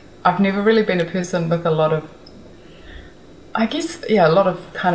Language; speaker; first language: English; native; English